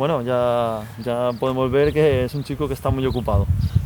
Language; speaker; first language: Spanish; native; Spanish